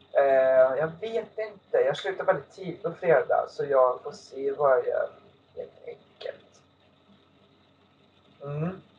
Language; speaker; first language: Swedish; native; Swedish